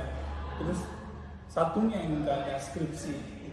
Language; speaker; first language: Indonesian; non-native, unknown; Malayalam